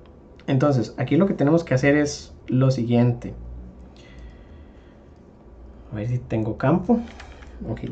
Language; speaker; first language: Spanish; native; Spanish